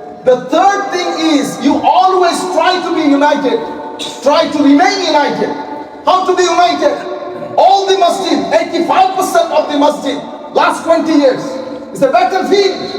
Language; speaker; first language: English; non-native, local second language; Bangla